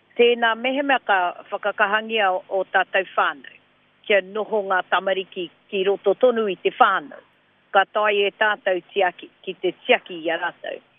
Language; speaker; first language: Māori; non-native, local second language; English